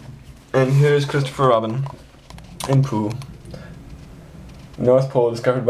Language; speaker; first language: English; native; English